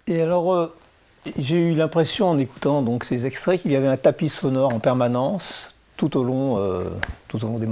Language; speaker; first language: French; native; French